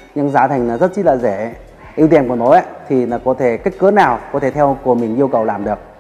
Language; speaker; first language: Vietnamese; non-native, fluent; Chinese